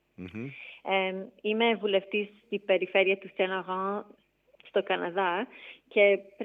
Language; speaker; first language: Greek; early bilingual, heritage; Greek